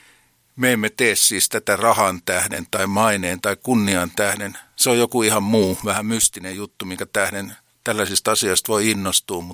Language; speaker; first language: Finnish; native; Finnish